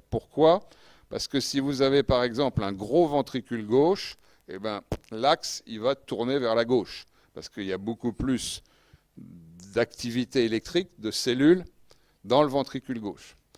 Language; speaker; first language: French; native; French